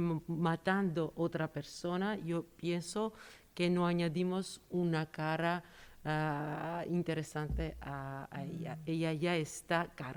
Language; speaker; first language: Spanish; non-native, fluent; Georgian